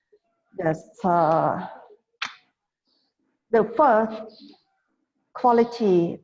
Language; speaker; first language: English; non-native, fluent; Khmer